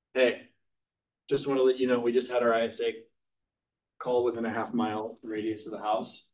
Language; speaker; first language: English; native; English